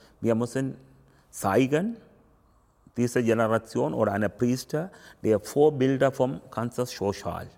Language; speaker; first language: German; non-native, learner; Tamil